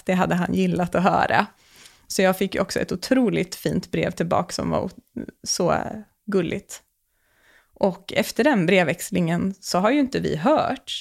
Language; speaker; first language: Swedish; native; Swedish